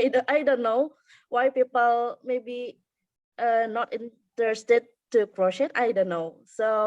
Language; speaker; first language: English; non-native, learner; Indonesian